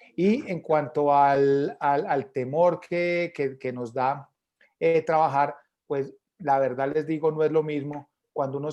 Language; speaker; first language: Spanish; native; Spanish